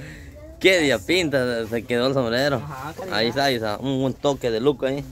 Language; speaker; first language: Spanish; native; Spanish